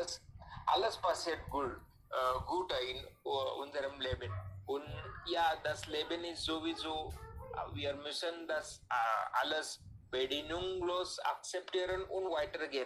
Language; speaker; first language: German; non-native, learner; Hindi